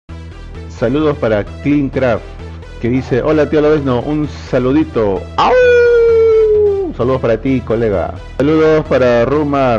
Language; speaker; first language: Spanish; native; Spanish